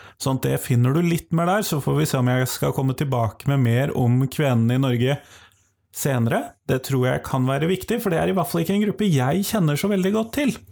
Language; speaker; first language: Norwegian; native; Norwegian